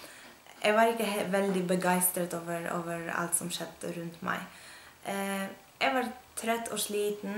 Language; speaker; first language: Norwegian; non-native, fluent; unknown